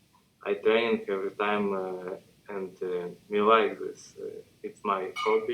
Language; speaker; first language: English; non-native, learner; Russian